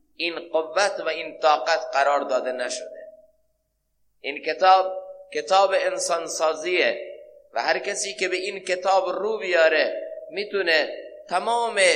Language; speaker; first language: Persian; non-native, local second language; Central Kurdish